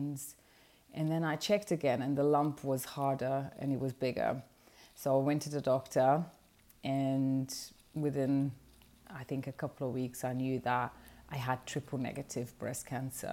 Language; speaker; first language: English; non-native, fluent; Portuguese